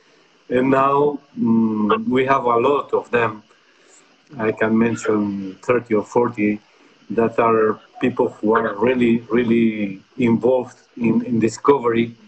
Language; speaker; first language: English; non-native, fluent; Spanish